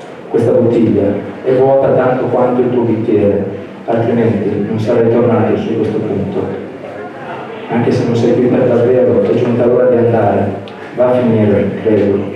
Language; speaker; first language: Italian; native; Italian